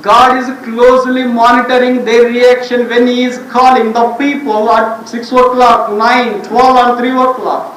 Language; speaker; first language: English; non-native, local second language; Telugu